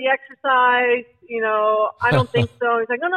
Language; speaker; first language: English; native; English